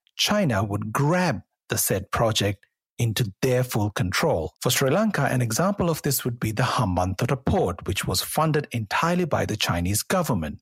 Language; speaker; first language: English; non-native, local second language; Sinhala